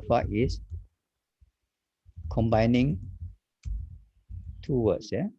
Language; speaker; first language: English; non-native, learner; Malay